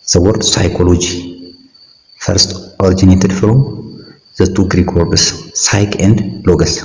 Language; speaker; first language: English; non-native, local second language; Amharic